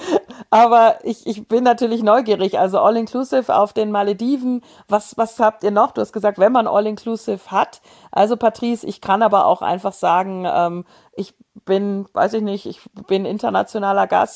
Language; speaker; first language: German; native; German